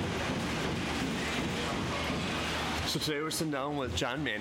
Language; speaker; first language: English; native; English